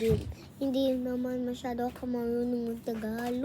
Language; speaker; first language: Filipino; non-native, local second language; English